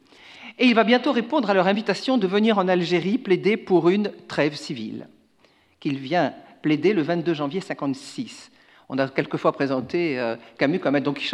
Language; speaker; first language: French; native; French